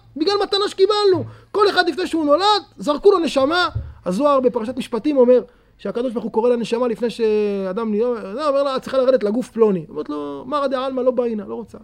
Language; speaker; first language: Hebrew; native; Hebrew